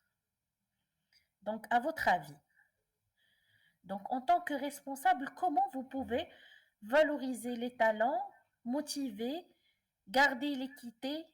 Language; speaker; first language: French; non-native, local second language; Arabic